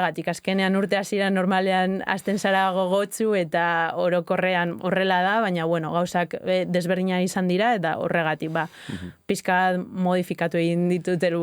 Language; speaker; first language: Basque; native; Basque